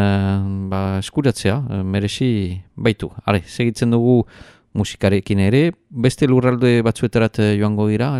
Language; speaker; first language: Basque; native; Basque